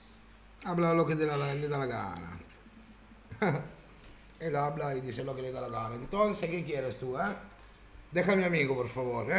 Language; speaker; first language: Spanish; non-native, learner; Italian